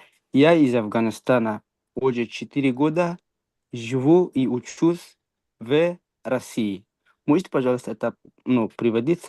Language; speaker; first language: Russian; non-native, fluent; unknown